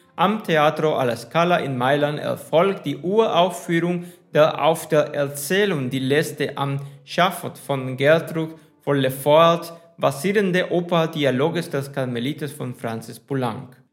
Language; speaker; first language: German; non-native, fluent; Spanish